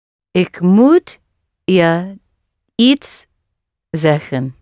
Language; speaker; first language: Dutch; non-native, learner; English